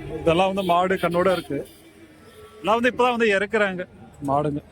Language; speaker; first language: Tamil; native; Tamil